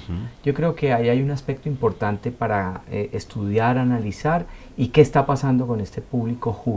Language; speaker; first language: Spanish; native; Spanish